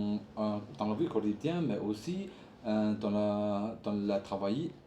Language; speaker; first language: French; non-native, learner; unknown